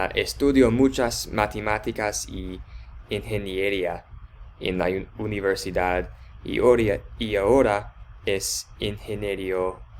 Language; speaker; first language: Spanish; non-native, learner; English